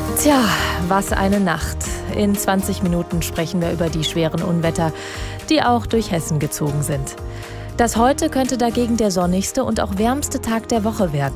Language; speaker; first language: German; native; German